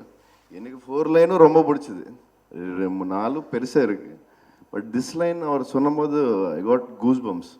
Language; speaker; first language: Tamil; non-native, local second language; Telugu